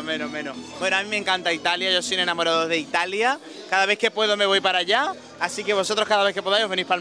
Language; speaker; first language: Spanish; native; Spanish